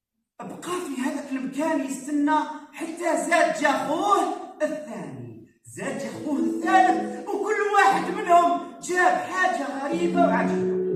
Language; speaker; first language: Arabic; native; Arabic